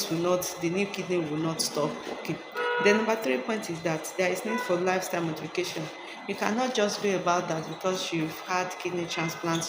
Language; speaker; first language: English; non-native, local second language; Yoruba